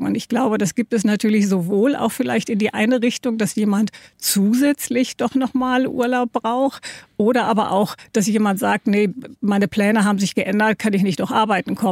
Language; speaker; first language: German; native; German